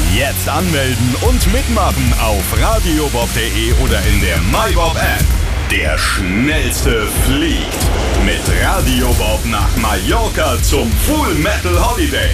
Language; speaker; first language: German; native; German